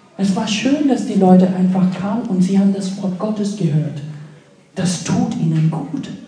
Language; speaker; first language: German; non-native, fluent; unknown